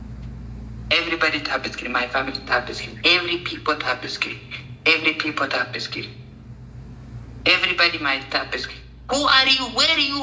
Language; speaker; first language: English; non-native, learner; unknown